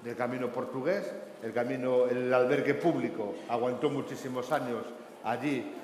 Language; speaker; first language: Spanish; non-native, local second language; Galician